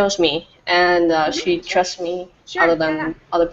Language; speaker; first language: English; non-native, fluent; Vietnamese